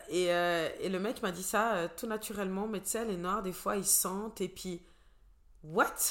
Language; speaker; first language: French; early bilingual, other home language; Portuguese